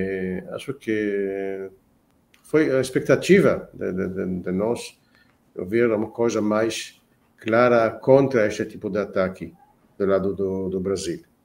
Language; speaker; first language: Portuguese; non-native, fluent; Hebrew